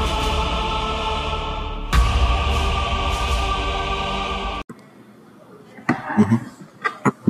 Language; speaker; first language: English; non-native, fluent; German